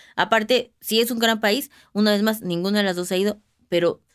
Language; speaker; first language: Spanish; native; Spanish